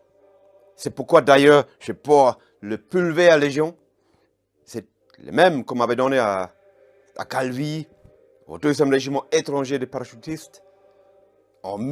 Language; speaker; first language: French; non-native, fluent; German